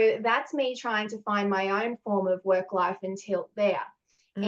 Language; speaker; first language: English; native; English